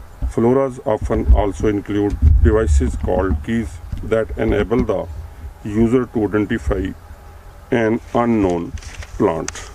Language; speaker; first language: English; non-native, local second language; Urdu